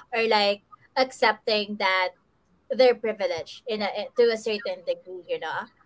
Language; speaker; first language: English; non-native, local second language; Filipino